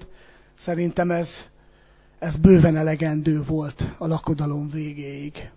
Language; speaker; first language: Hungarian; native; Hungarian